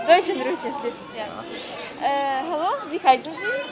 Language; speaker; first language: German; non-native, learner; Russian